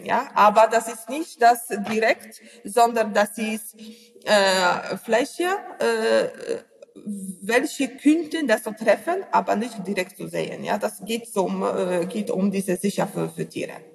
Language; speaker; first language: German; non-native, learner; Polish